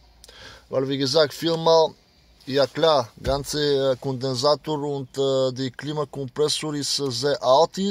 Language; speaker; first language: German; non-native, fluent; Bulgarian